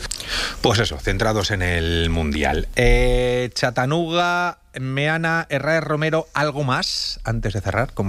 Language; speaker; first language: Spanish; native; Spanish